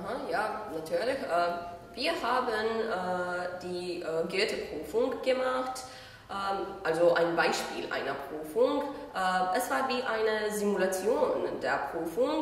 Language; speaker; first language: German; non-native, fluent; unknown